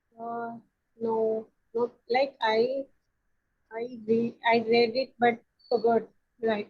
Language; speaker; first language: English; non-native, learner; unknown